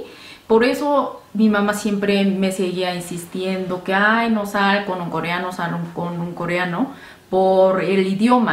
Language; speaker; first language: Spanish; non-native, fluent; Korean